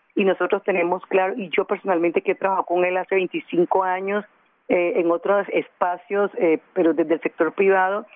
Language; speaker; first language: Spanish; native; Spanish